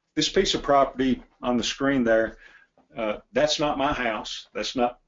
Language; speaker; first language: English; native; English